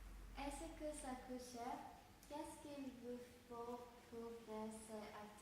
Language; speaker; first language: French; non-native, learner; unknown